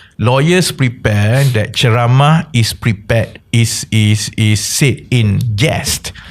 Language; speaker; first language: English; non-native, local second language; Malay